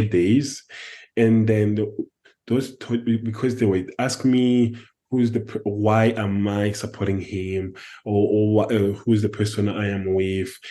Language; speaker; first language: English; non-native, fluent; French